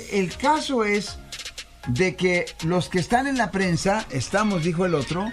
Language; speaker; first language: Spanish; native; Spanish